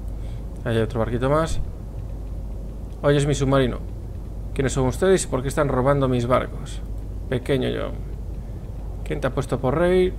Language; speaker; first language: Spanish; native; Spanish